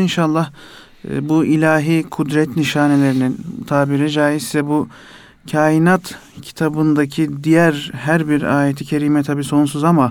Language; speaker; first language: Turkish; native; Turkish